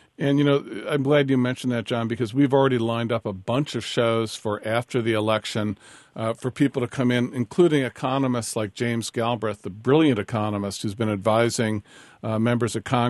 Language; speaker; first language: English; native; English